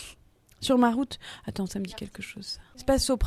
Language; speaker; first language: French; native; French